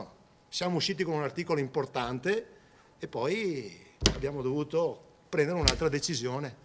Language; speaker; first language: Italian; native; Italian